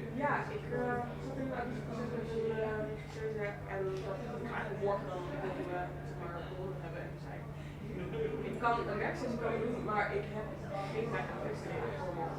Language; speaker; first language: Dutch; non-native, fluent; English